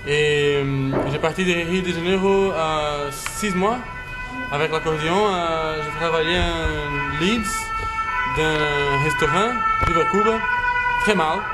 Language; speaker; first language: French; non-native, learner; Portuguese